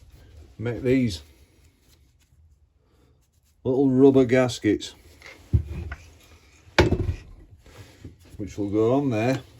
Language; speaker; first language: English; native; English